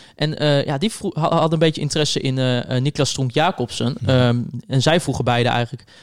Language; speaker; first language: Dutch; native; Dutch